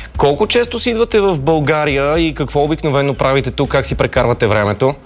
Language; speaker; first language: Bulgarian; native; Bulgarian